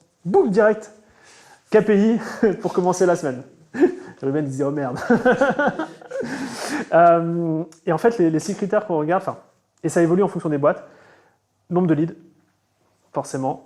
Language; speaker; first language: French; native; French